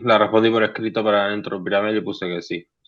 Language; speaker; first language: Spanish; native; Spanish